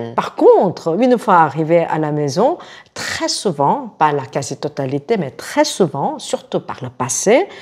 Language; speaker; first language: French; non-native, fluent; Korean